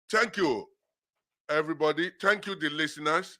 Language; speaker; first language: English; non-native, local second language; Yoruba